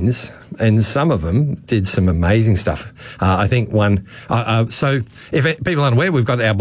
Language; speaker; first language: English; native; English